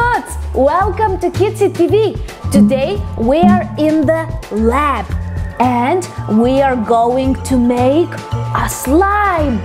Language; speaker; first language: English; non-native, fluent; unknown